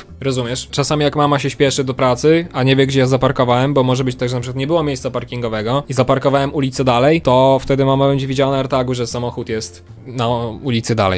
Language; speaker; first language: Polish; native; Polish